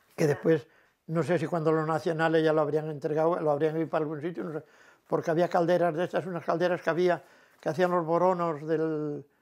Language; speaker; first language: Spanish; native; Spanish